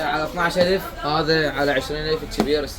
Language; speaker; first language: Arabic; native; Arabic